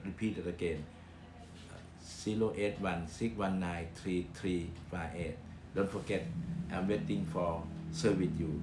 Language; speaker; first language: English; non-native, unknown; Thai